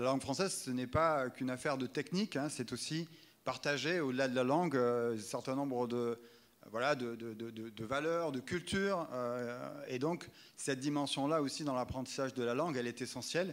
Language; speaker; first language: French; native; French